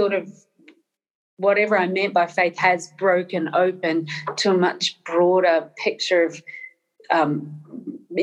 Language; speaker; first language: English; native; English